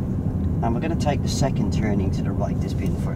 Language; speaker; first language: English; native; English